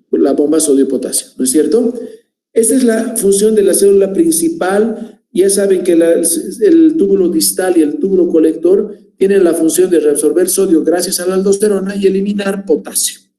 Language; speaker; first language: Spanish; native; Spanish